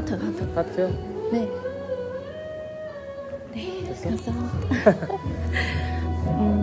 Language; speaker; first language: Korean; non-native, learner; Chinese